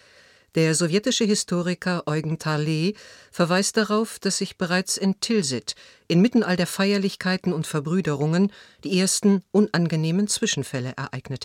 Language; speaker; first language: German; native; German